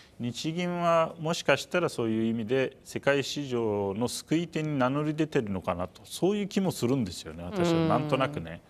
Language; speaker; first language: Japanese; non-native, fluent; Turkish